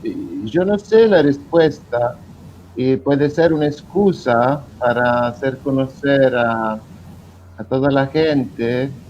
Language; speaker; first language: Spanish; non-native, fluent; Italian